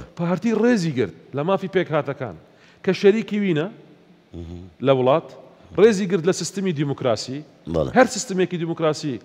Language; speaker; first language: Central Kurdish; non-native, local second language; Assyrian Neo-Aramaic